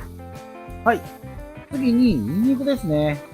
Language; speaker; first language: Japanese; native; Japanese